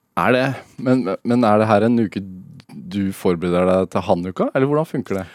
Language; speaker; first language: Norwegian; native; Norwegian